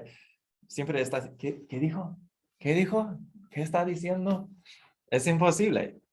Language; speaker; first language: Spanish; non-native, fluent; English